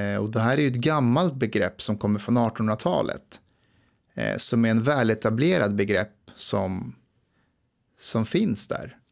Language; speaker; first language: Swedish; early bilingual, other home language; Persian